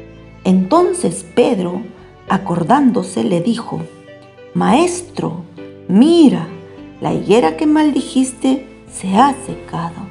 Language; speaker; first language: Spanish; native; Spanish